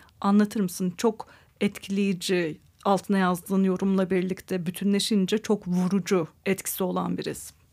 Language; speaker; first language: Turkish; native; Turkish